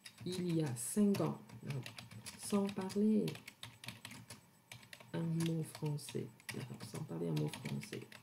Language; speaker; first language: French; non-native, learner; Thai